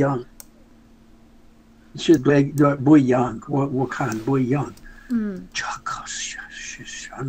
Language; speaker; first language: Chinese; non-native, learner; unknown